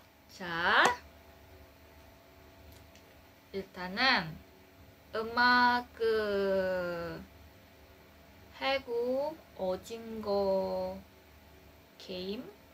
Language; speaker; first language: Korean; non-native, learner; Indonesian